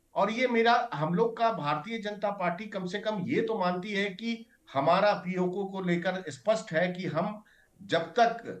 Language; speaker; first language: Hindi; native; Hindi